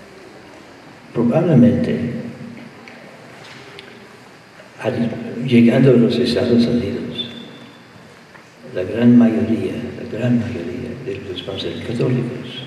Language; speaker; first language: Spanish; non-native, fluent; English